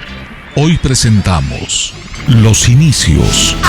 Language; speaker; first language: Spanish; native; Spanish